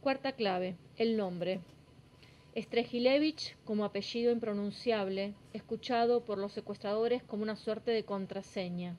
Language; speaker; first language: Spanish; native; Spanish